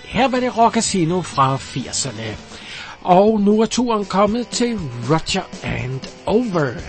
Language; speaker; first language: Danish; native; Danish